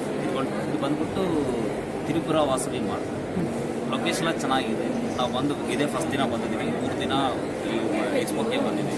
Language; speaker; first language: Kannada; non-native, learner; Tamil